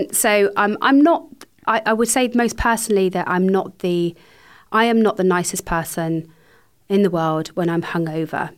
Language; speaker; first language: English; native; English